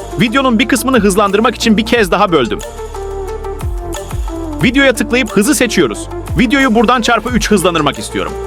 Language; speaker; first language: Turkish; native; Turkish